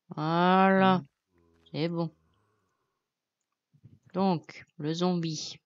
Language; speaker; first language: French; native; French